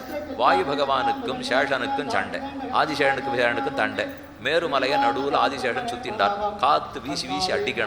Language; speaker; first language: Tamil; native; Tamil